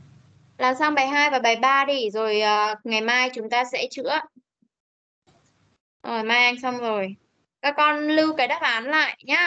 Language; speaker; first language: Vietnamese; native; Vietnamese